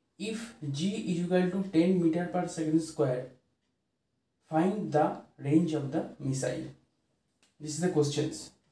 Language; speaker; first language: English; non-native, local second language; Bangla